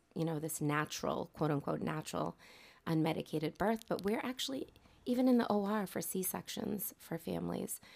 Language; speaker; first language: English; native; English